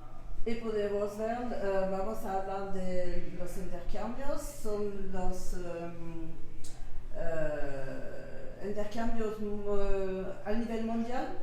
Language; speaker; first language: Spanish; non-native, learner; French